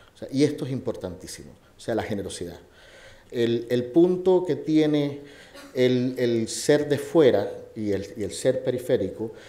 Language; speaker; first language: Spanish; native; Spanish